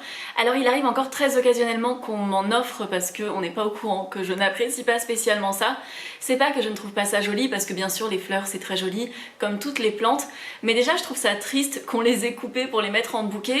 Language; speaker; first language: French; native; French